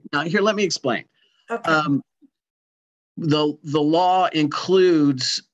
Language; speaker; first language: English; native; English